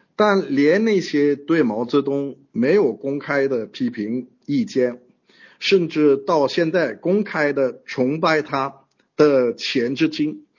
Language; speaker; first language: Chinese; non-native, fluent; French